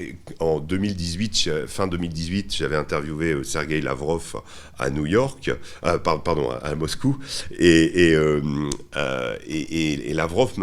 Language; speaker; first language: French; native; French